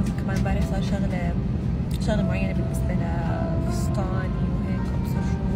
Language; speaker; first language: Arabic; native; Arabic